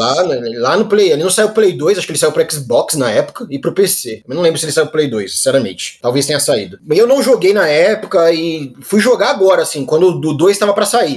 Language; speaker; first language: Portuguese; native; Portuguese